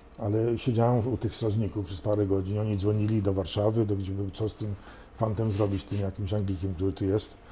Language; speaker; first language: Polish; early bilingual, heritage; Polish